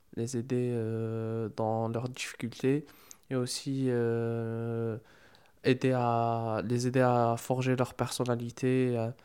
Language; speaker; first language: French; non-native, local second language; Arabic